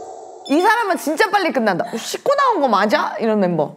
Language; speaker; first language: Korean; native; Korean